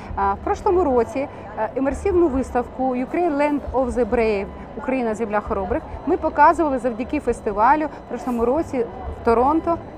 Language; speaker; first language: Ukrainian; native; Ukrainian